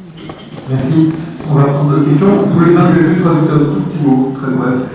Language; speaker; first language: French; native; French